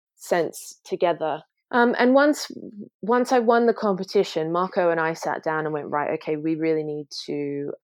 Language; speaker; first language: English; native; English